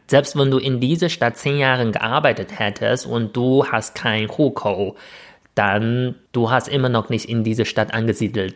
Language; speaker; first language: German; non-native, fluent; Chinese